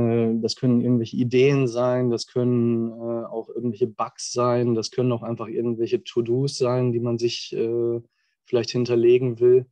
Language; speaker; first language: German; native; German